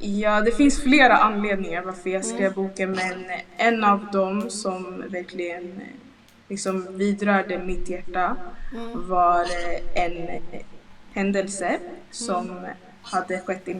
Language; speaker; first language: Swedish; early bilingual, other home language; Lingala